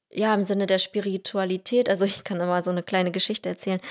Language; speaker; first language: German; early bilingual, other home language; Russian